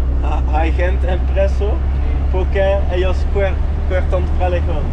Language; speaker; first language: Spanish; non-native, learner; Dutch